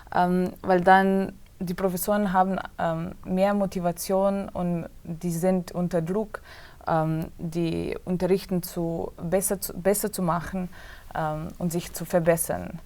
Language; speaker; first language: German; non-native, fluent; Slovenian